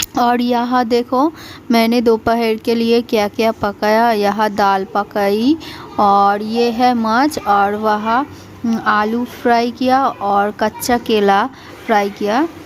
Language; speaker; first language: Hindi; non-native, local second language; Bangla